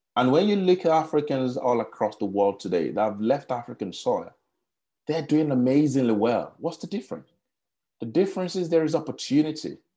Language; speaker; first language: English; non-native, local second language; Yoruba